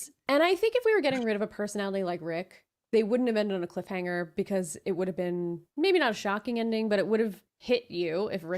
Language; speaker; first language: English; native; English